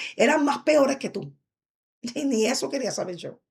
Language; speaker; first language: Spanish; early bilingual, heritage; Spanish